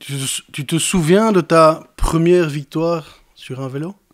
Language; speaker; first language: French; native; French